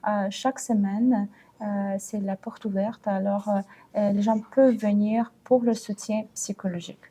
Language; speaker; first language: French; non-native, fluent; Ukrainian